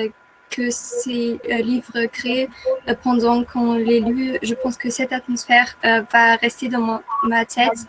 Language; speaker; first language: French; non-native, fluent; German